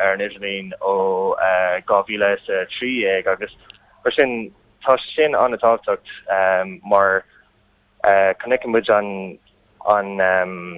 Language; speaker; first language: Irish; non-native, learner; English